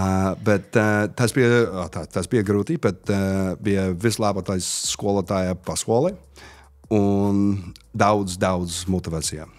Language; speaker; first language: Latvian; non-native, learner; English